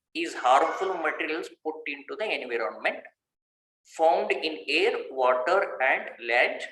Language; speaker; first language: English; non-native, local second language; Kannada